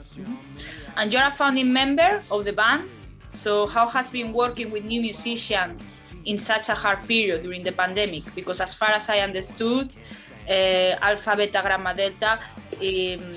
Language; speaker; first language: English; non-native, fluent; Spanish